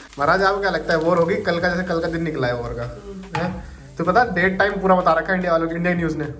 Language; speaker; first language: Hindi; non-native, local second language; Punjabi